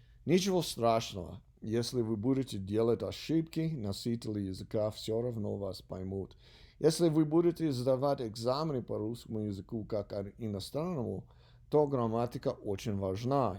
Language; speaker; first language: Russian; non-native, learner; English